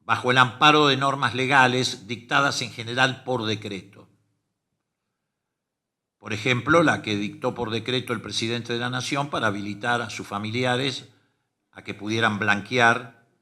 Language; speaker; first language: Spanish; native; Spanish